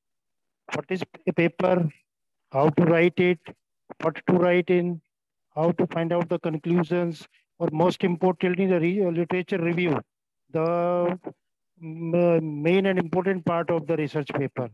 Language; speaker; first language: English; non-native, local second language; Hindi